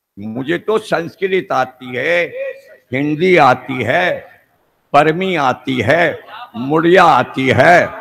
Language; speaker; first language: Urdu; native; Urdu